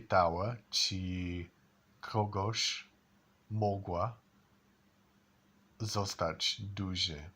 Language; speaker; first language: Polish; non-native, learner; English